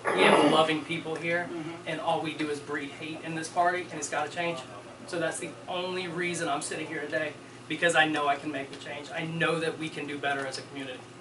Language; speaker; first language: English; native; English